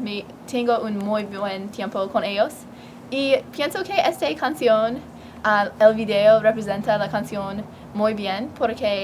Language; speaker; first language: Spanish; non-native, learner; English